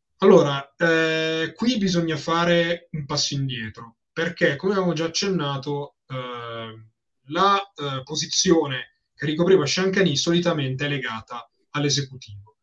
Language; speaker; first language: Italian; native; Italian